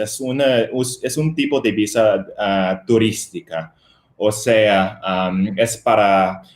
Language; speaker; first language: Spanish; non-native, fluent; English